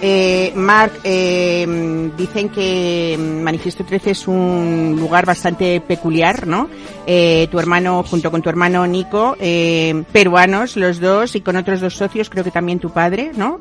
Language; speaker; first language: Spanish; native; Spanish